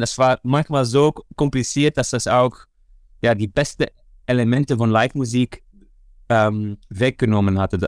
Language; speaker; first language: German; non-native, learner; Dutch